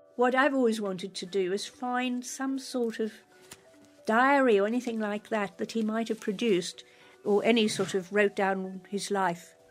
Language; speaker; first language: English; native; English